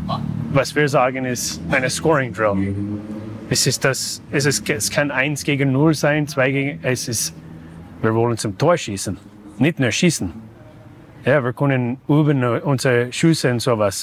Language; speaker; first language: German; non-native, learner; English